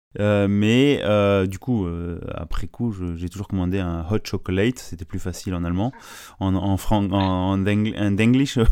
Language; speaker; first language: French; native; French